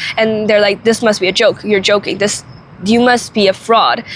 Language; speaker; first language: English; non-native, fluent; Burmese